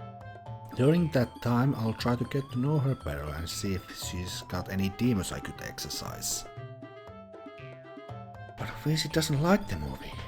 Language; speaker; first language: English; non-native, fluent; Finnish